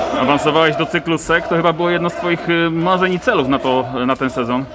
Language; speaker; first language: Polish; native; Polish